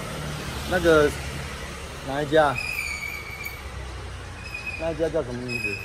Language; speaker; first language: Chinese; native; Chinese